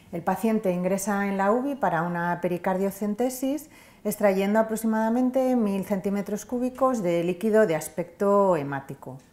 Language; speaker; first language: Spanish; native; Spanish